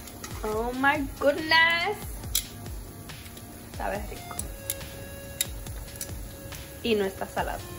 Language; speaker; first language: Spanish; early bilingual, heritage; Spanish